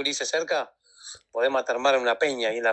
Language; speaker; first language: Spanish; native; Spanish